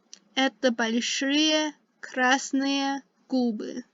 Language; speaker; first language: Russian; non-native, fluent; English